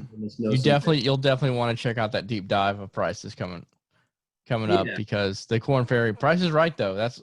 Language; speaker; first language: English; native; English